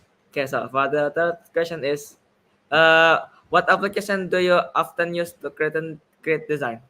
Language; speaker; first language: English; non-native, learner; Indonesian